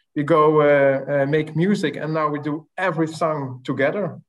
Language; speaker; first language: English; non-native, fluent; Dutch